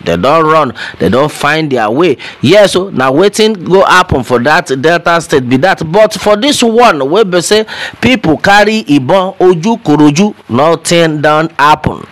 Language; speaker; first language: Nigerian Pidgin; non-native, local second language; Yoruba